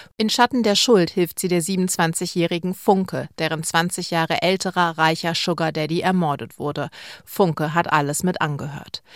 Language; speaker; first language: German; native; German